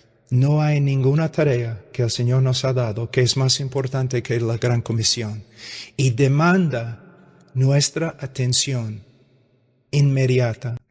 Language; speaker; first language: Spanish; non-native, fluent; English